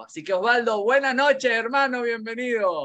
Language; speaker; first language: Spanish; native; Spanish